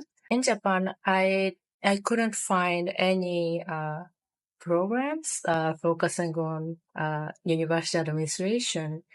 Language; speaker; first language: English; non-native, fluent; Japanese